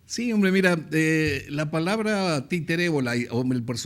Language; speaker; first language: Spanish; native; Spanish